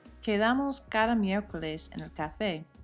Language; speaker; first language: Spanish; non-native, fluent; English